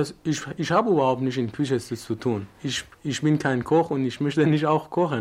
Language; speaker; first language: German; non-native, learner; Persian